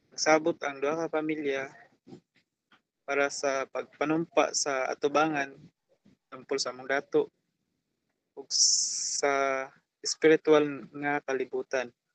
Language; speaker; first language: Cebuano; non-native, local second language; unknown